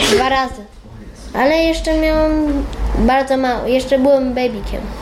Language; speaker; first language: Polish; early bilingual, heritage; Polish